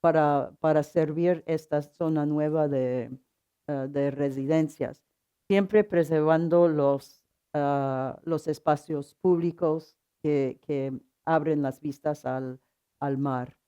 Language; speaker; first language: Spanish; non-native, fluent; English